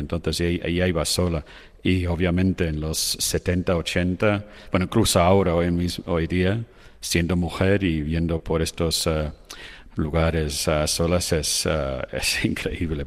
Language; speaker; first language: Spanish; non-native, fluent; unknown